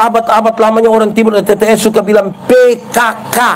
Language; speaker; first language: Malay; native; Malay